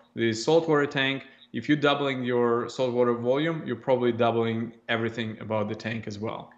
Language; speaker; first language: English; non-native, fluent; Russian